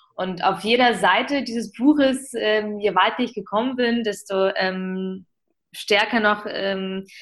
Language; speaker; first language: German; early bilingual, other home language; Ukrainian